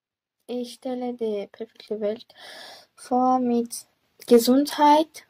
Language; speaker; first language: German; non-native, learner; Persian